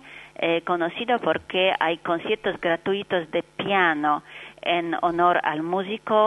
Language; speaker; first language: Spanish; non-native, fluent; Polish